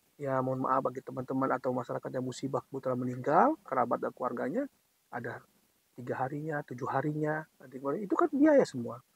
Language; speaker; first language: Indonesian; native; Indonesian